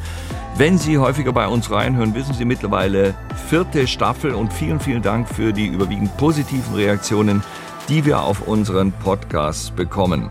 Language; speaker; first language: German; native; German